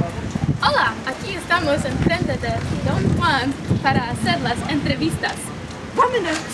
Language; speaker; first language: Spanish; non-native, learner; English